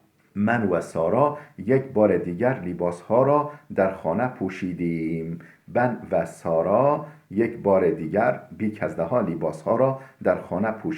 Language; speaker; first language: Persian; non-native, fluent; Turkish